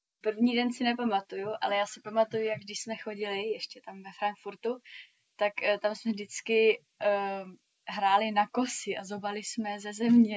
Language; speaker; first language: Czech; early bilingual, heritage; Czech